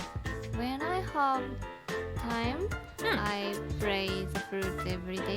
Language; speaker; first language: English; non-native, learner; Japanese